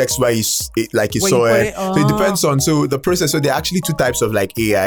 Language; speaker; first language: English; non-native, local second language; Igbo